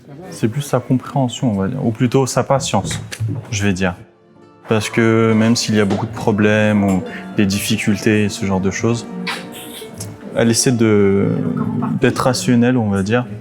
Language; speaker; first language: French; native; French